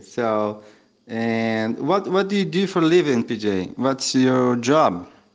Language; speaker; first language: English; non-native, fluent; Portuguese